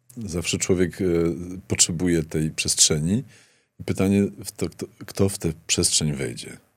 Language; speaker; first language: Polish; native; Polish